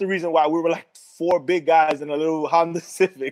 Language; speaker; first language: English; native; English